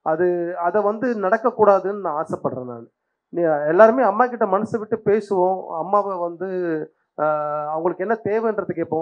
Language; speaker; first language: Tamil; native; Tamil